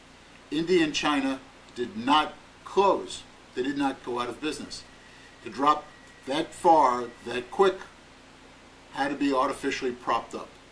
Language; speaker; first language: English; native; English